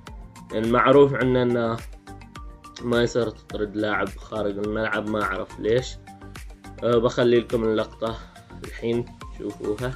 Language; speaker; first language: Arabic; native; Arabic